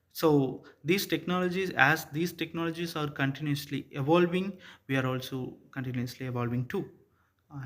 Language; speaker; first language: English; non-native, local second language; Tamil